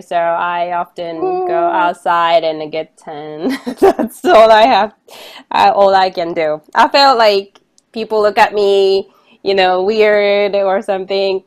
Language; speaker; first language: English; non-native, fluent; Japanese